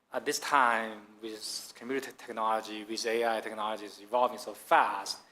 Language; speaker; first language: English; non-native, fluent; Chinese